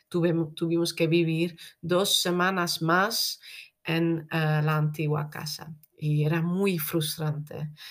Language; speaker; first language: Spanish; native; Spanish